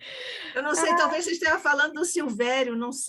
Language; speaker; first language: Portuguese; native; Portuguese